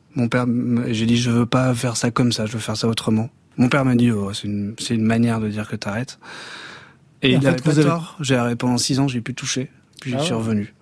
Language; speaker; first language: French; native; French